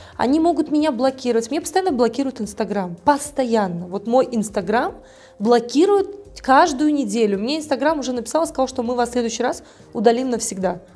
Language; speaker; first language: Russian; non-native, local second language; Tajik